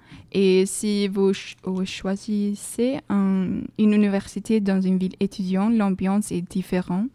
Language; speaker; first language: French; non-native, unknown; Swedish